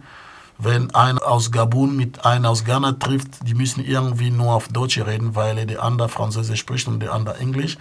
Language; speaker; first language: German; non-native, fluent; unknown